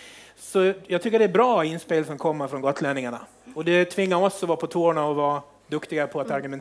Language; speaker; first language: Swedish; native; Swedish